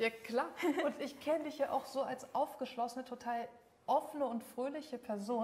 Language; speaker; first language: German; native; German